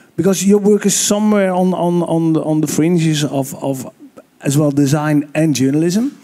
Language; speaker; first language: English; non-native, fluent; Dutch